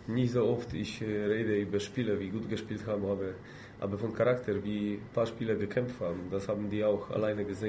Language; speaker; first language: German; non-native, fluent; Polish